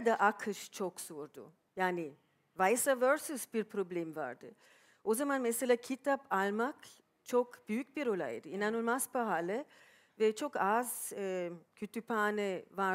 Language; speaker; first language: Turkish; non-native, fluent; German